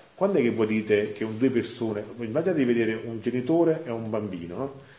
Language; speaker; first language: Italian; native; Italian